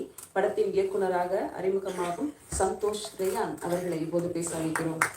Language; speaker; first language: Tamil; native; Tamil